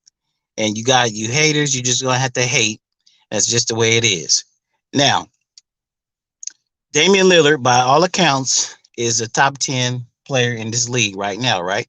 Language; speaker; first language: English; native; English